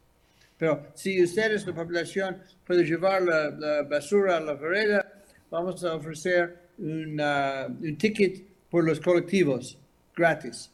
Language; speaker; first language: Spanish; non-native, fluent; English